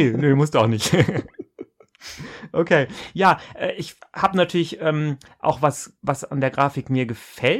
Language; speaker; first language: German; native; German